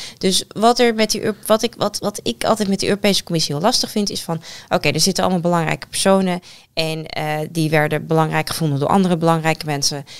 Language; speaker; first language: Dutch; native; Dutch